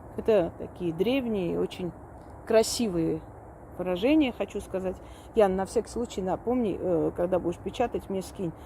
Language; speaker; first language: Russian; non-native, local second language; Armenian